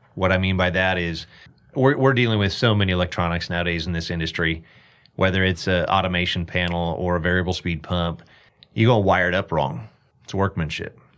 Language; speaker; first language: English; native; English